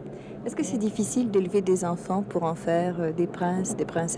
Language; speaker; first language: French; native; French